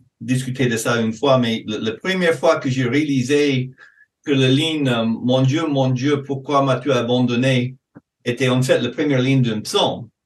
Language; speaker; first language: French; non-native, fluent; English